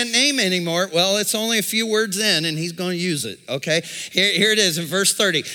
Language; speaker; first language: English; native; English